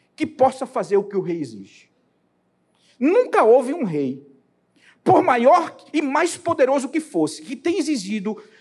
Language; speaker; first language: Portuguese; native; Portuguese